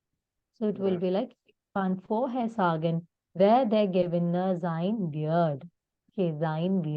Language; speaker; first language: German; non-native, fluent; Malayalam